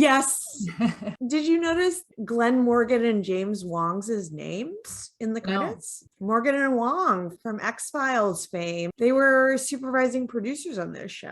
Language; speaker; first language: English; native; English